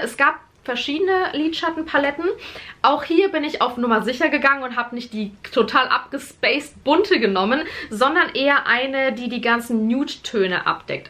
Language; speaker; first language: German; native; German